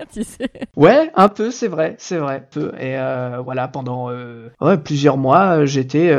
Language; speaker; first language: French; native; French